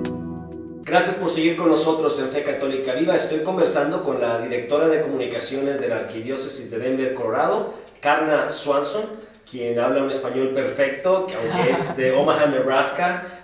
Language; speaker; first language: Spanish; native; Spanish